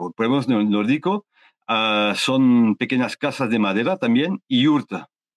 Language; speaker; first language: Spanish; non-native, learner; French